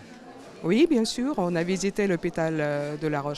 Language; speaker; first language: French; non-native, fluent; Ukrainian